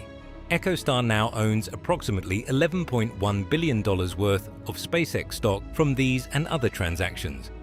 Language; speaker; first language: English; native; English